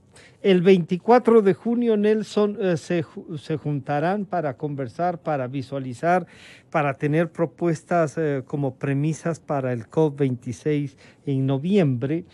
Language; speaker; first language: Spanish; native; Spanish